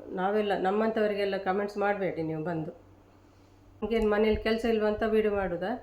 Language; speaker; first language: Kannada; native; Kannada